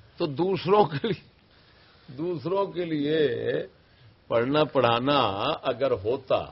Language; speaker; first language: Urdu; non-native, local second language; Punjabi